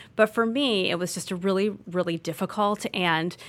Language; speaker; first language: English; native; English